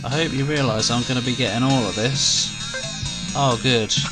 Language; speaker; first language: English; native; English